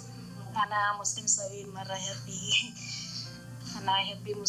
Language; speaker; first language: Arabic; non-native, learner; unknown